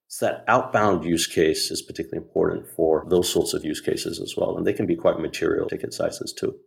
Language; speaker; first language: English; non-native, local second language; Hindi